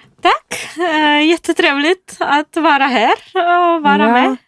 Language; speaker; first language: Swedish; non-native, fluent; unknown